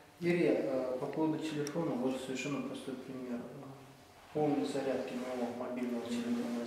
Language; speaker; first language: Russian; native; Russian